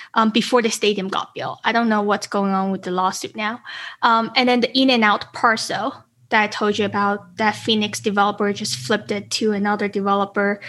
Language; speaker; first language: English; native; English